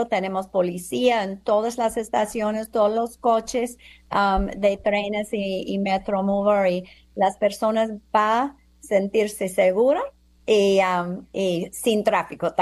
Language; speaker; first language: Spanish; non-native, fluent; English